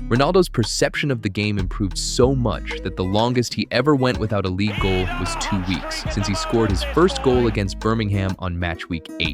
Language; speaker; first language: English; native; English